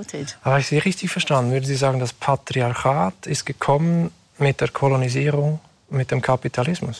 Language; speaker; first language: German; native; German